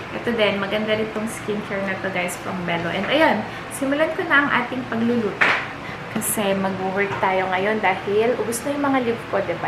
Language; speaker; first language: Filipino; native; Filipino